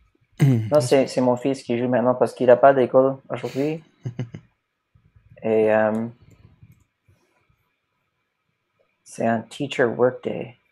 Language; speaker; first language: French; non-native, fluent; English